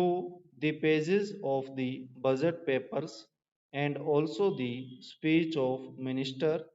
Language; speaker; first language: English; non-native, local second language; Hindi